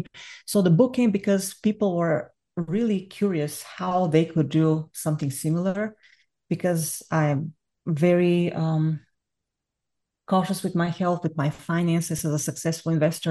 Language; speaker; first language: English; non-native, fluent; Bulgarian